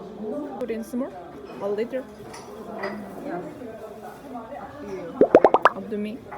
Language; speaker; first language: English; non-native, learner; Korean